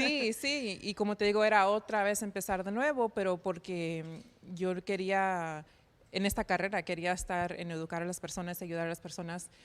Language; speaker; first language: Spanish; early bilingual, heritage; Spanish